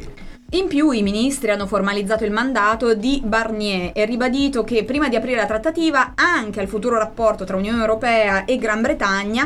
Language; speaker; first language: Italian; native; Italian